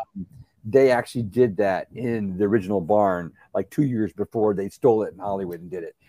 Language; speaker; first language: English; native; English